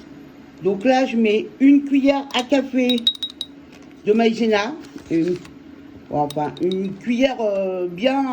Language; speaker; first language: French; native; French